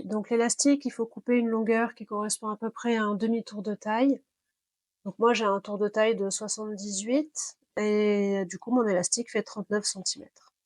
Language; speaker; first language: French; native; French